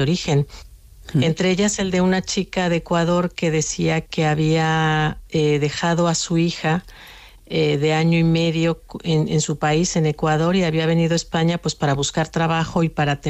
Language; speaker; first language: Spanish; native; Spanish